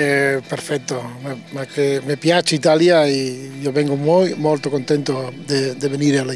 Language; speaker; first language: Italian; non-native, learner; Spanish